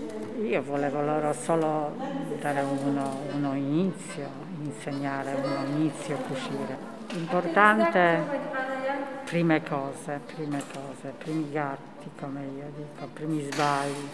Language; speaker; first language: Italian; non-native, learner; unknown